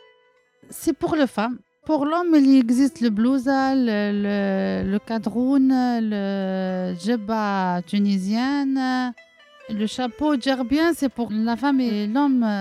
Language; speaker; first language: French; non-native, learner; Arabic